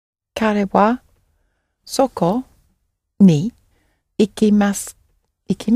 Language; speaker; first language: Japanese; non-native, learner; English